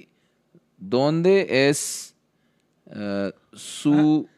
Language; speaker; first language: Spanish; non-native, learner; Hindi